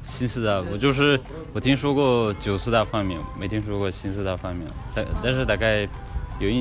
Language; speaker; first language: Chinese; non-native, learner; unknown